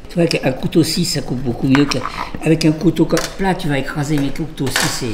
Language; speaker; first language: French; native; French